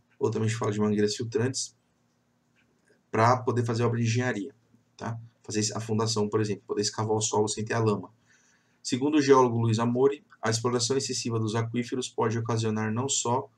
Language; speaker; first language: Portuguese; native; Portuguese